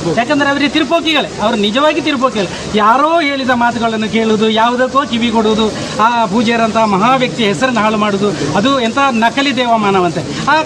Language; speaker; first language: Kannada; non-native, local second language; Malayalam